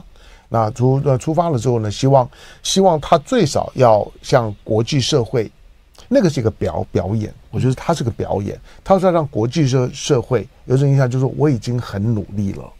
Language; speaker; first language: Chinese; native; Chinese